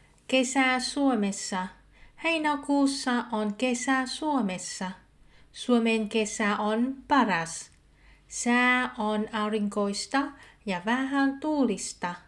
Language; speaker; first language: Finnish; non-native, fluent; Vietnamese